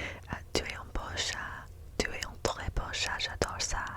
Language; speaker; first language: French; non-native, learner; English